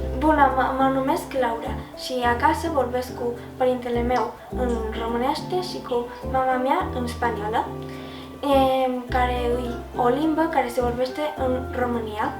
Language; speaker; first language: Romanian; early bilingual, heritage; Romanian